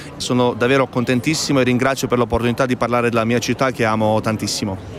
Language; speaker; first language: Italian; non-native, fluent; Bosnian